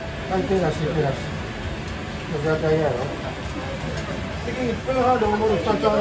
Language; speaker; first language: Japanese; native; Japanese